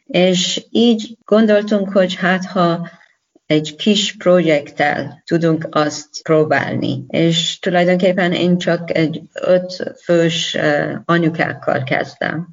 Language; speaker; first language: Hungarian; non-native, learner; Persian